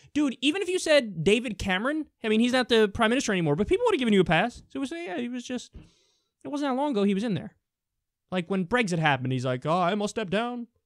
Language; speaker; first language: English; native; English